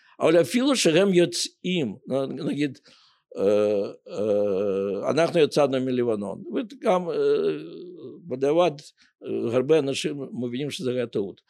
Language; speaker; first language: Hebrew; non-native, fluent; Russian